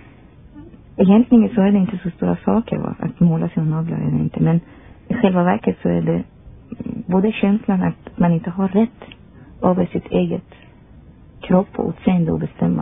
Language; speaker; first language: Swedish; non-native, fluent; Persian